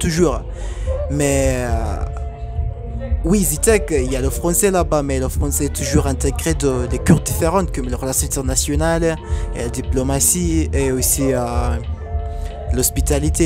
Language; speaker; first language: French; non-native, fluent; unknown